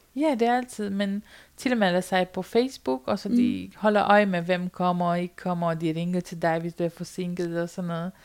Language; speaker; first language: Danish; non-native, fluent; Romanian